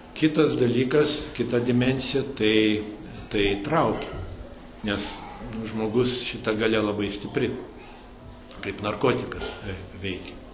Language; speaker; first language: Lithuanian; early bilingual, heritage; Lithuanian